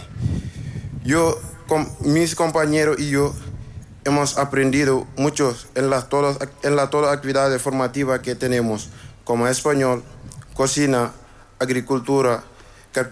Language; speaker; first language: Spanish; non-native, learner; Wolof